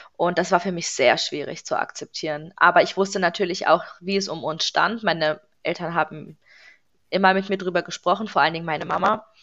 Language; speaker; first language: German; early bilingual, other home language; Persian